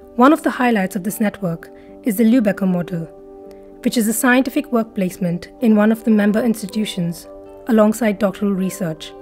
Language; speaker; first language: English; non-native, local second language; Marathi